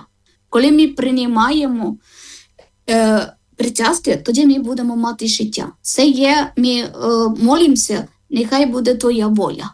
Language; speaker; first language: Ukrainian; non-native, learner; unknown